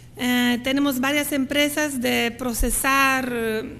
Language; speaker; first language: Spanish; non-native, fluent; Polish